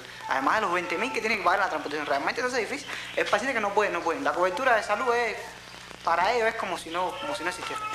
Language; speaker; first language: Spanish; native; Spanish